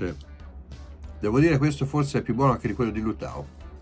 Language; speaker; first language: Italian; native; Italian